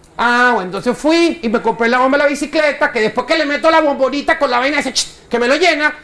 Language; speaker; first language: Spanish; native; Spanish